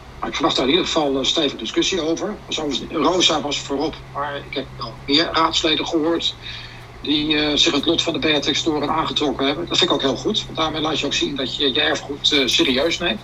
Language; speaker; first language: Dutch; native; Dutch